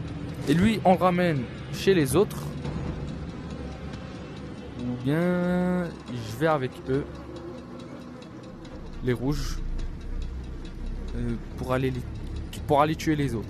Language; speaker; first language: French; native; French